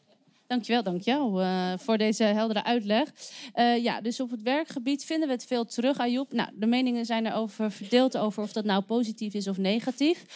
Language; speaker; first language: Dutch; native; Dutch